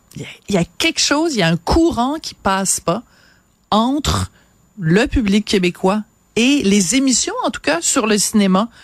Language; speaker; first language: French; native; French